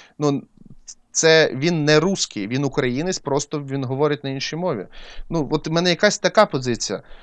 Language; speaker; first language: Ukrainian; non-native, local second language; Russian